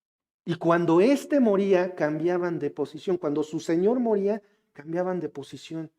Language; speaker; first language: Spanish; native; Spanish